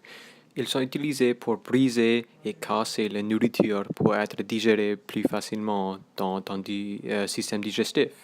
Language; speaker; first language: French; non-native, local second language; English